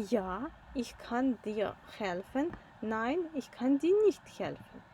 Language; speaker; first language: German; non-native, fluent; Ukrainian